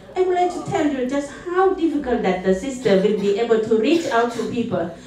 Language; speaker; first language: English; non-native, fluent; Thai